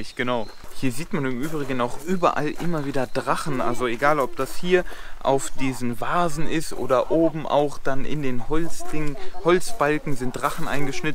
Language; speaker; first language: German; native; German